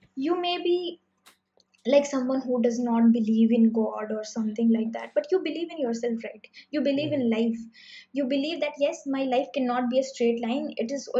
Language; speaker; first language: English; non-native, local second language; Hindi